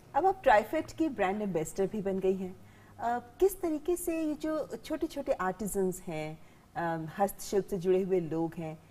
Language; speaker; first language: Hindi; native; Hindi